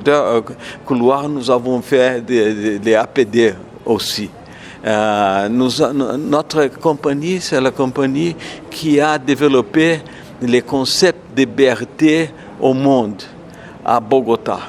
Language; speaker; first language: French; non-native, learner; Portuguese